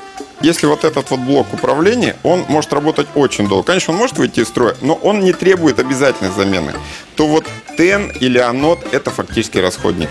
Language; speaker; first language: Russian; native; Russian